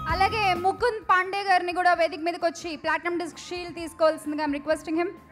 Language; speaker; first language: Telugu; native; Telugu